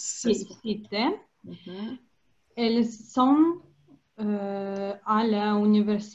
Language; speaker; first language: French; non-native, learner; Russian